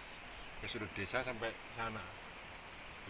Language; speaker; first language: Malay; non-native, local second language; Javanese